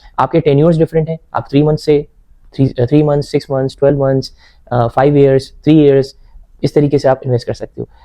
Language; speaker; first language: Urdu; native; Urdu